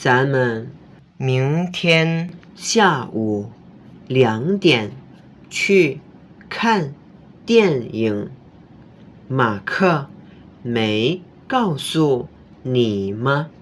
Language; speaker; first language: Chinese; non-native, fluent; Indonesian